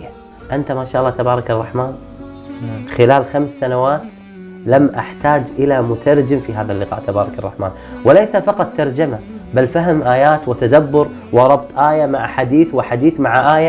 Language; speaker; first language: Arabic; native; Arabic